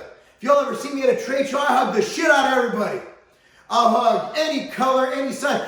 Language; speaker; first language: English; native; English